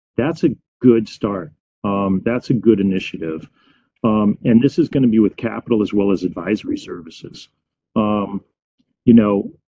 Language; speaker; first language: English; native; English